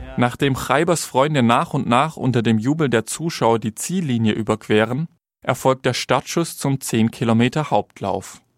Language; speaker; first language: German; native; German